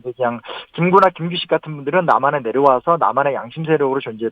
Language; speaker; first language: Korean; native; Korean